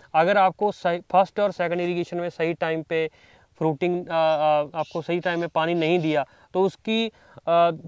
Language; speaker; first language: Hindi; non-native, local second language; Punjabi